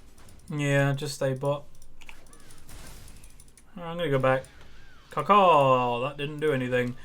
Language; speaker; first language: English; native; English